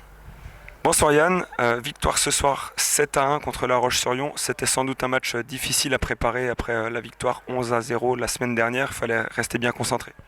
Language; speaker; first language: French; native; French